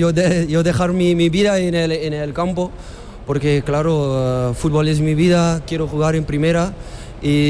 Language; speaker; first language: Spanish; non-native, learner; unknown